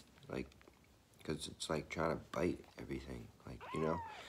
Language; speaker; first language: English; native; English